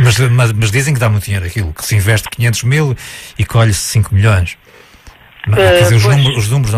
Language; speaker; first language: Portuguese; native; Portuguese